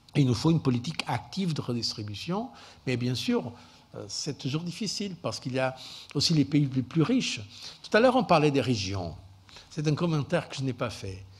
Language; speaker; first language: French; non-native, fluent; Portuguese